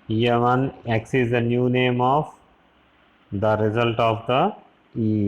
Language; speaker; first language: English; non-native, local second language; Telugu